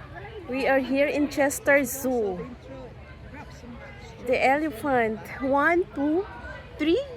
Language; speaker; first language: English; non-native, local second language; Filipino